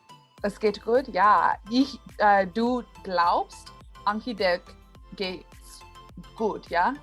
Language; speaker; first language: German; non-native, learner; English